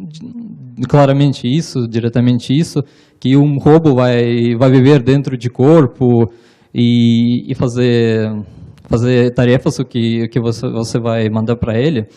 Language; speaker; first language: Portuguese; non-native, learner; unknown